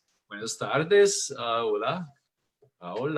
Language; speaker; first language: Spanish; non-native, learner; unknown